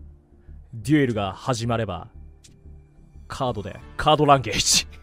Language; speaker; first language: Japanese; native; Japanese